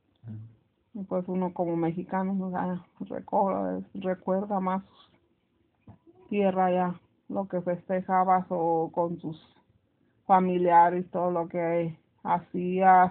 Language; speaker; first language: Spanish; native; Spanish